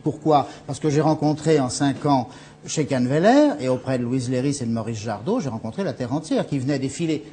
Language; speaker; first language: French; native; French